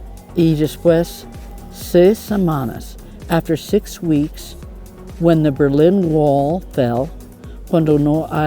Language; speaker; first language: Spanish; non-native, learner; English